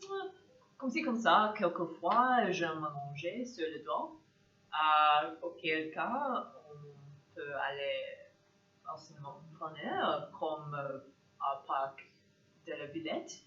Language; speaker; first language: French; non-native, learner; English